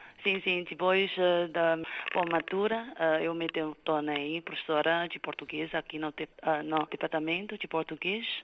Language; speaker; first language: Portuguese; non-native, fluent; Chinese